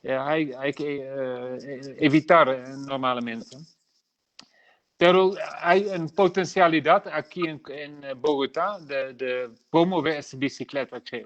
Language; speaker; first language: Spanish; non-native, learner; Dutch